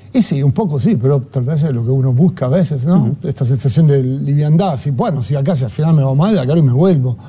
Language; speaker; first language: Spanish; non-native, fluent; Italian